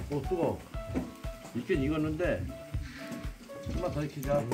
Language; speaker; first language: Korean; native; Korean